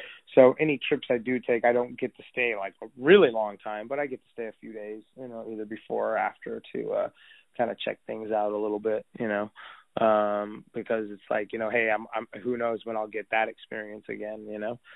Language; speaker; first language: English; native; English